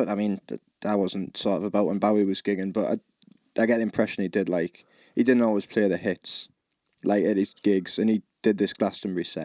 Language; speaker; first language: English; native; English